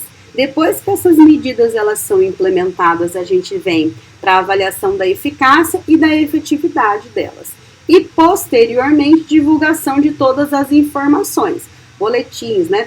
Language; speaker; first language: Portuguese; native; Portuguese